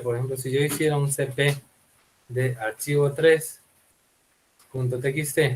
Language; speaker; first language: Spanish; native; Spanish